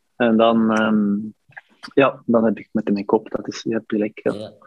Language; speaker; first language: Dutch; non-native, fluent; Norwegian